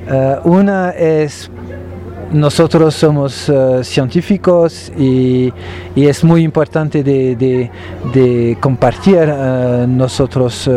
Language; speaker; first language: Spanish; non-native, learner; French